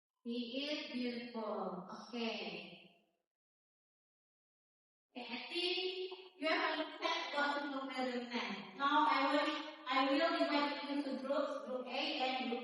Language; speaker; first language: English; non-native, learner; Indonesian